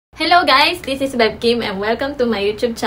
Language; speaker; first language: English; non-native, local second language; Filipino